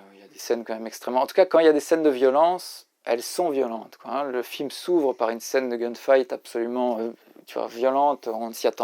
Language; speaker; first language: French; native; French